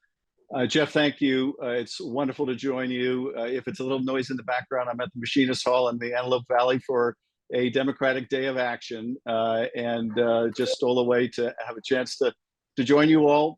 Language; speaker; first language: English; native; English